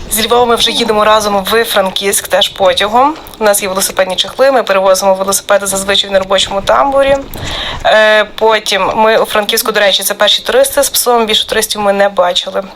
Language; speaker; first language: Ukrainian; native; Ukrainian